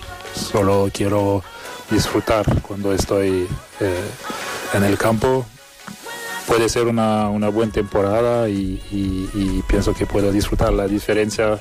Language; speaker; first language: Spanish; non-native, fluent; French